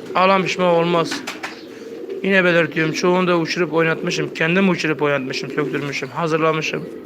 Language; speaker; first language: Turkish; native; Turkish